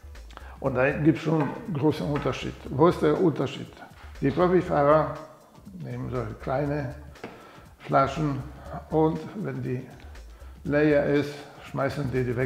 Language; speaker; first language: German; non-native, fluent; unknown